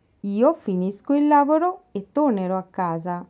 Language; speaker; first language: Italian; non-native, learner; Bangla